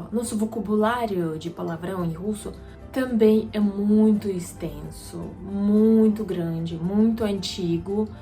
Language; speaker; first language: Portuguese; non-native, fluent; Russian